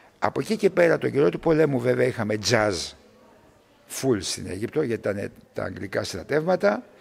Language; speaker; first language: Greek; early bilingual, heritage; Greek